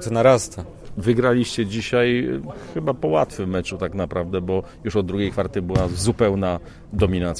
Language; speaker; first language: Polish; native; Polish